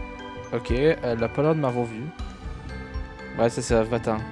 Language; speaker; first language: French; native; French